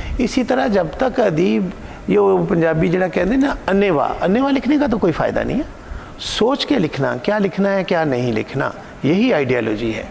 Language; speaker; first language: Urdu; non-native, local second language; Punjabi